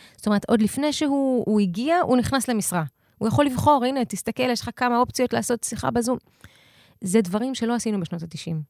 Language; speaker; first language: Hebrew; early bilingual, other home language; Russian